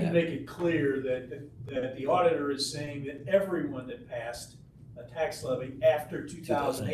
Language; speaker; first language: English; native; English